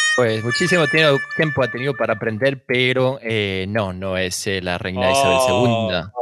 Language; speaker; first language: Spanish; non-native, fluent; French